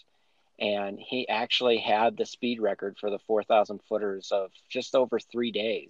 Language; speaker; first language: English; native; English